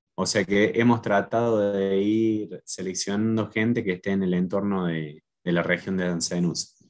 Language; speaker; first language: Spanish; native; Spanish